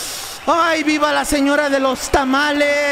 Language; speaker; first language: Spanish; native; Spanish